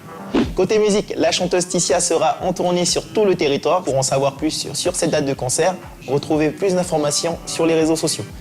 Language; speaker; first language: French; native; French